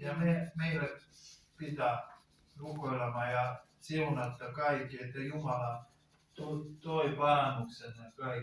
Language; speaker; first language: Finnish; non-native, learner; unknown